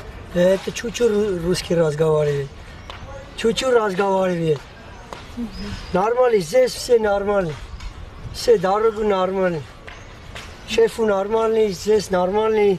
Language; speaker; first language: Russian; non-native, learner; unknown